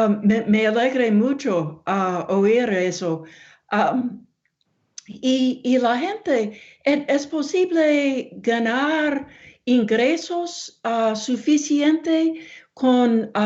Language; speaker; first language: Spanish; non-native, learner; English